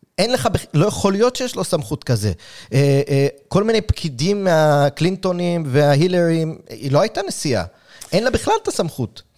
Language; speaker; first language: Hebrew; native; Hebrew